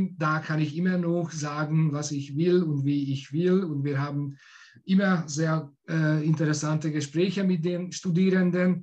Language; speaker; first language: German; non-native, fluent; Hungarian